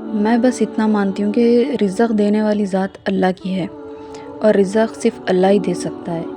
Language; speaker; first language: Hindi; non-native, local second language; Urdu